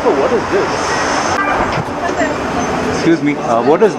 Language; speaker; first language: English; non-native, learner; Hindi